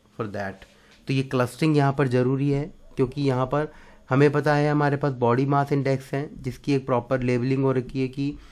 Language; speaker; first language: Hindi; native; Hindi